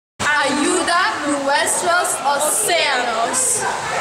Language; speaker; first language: Spanish; non-native, learner; English